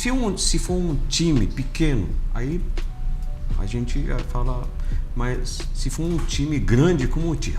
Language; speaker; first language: Portuguese; non-native, fluent; Arabic